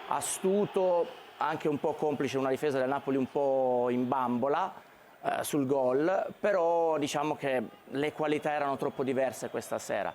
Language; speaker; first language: Italian; native; Italian